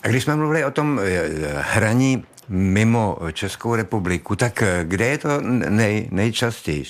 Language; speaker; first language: Czech; native; Czech